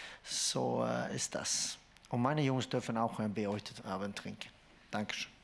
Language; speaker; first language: German; non-native, fluent; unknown